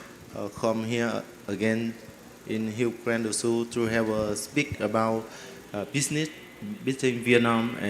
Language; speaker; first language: English; non-native, learner; Vietnamese